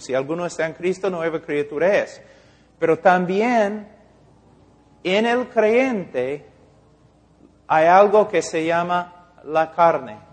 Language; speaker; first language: Spanish; non-native, fluent; English